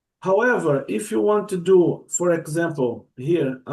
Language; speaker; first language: English; non-native, learner; Portuguese